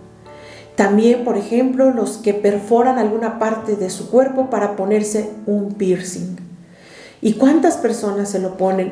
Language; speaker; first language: Spanish; native; Spanish